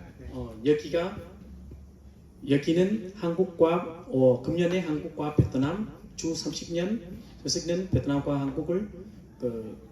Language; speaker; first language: Korean; non-native, learner; Vietnamese